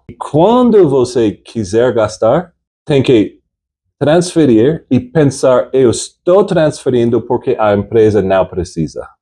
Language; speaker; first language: Portuguese; non-native, fluent; English